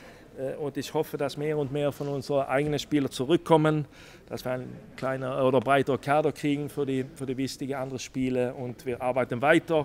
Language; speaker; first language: German; non-native, fluent; Swedish